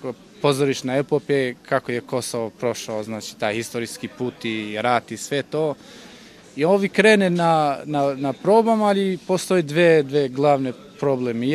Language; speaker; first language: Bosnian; non-native, local second language; Albanian